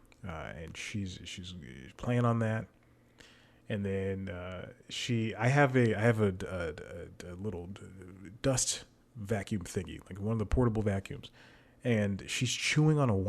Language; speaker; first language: English; native; English